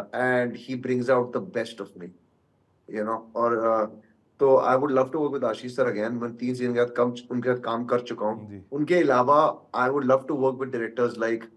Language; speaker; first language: Hindi; native; Hindi